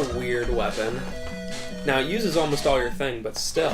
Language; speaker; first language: English; native; English